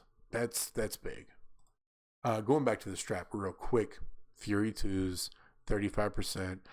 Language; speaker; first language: English; native; English